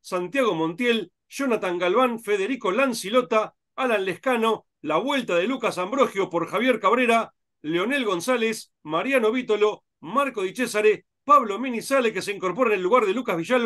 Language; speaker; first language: Spanish; native; Spanish